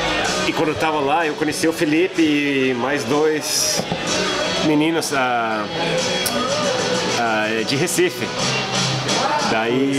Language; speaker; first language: Portuguese; non-native, fluent; English